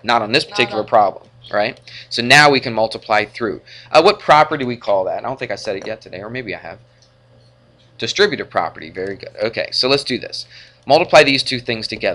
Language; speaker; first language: English; native; English